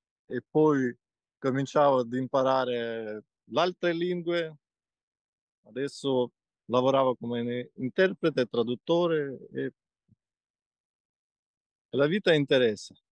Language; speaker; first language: Italian; non-native, fluent; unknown